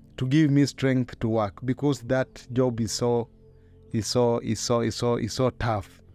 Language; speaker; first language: English; non-native, local second language; Luyia